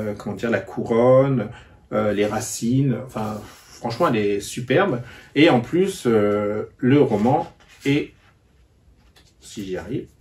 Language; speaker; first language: French; native; French